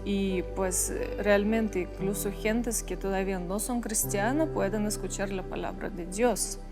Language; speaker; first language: Spanish; non-native, fluent; Russian